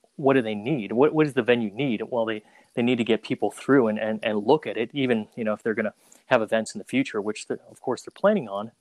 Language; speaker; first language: English; native; English